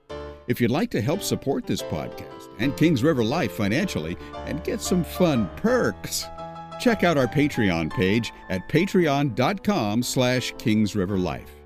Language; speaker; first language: English; native; English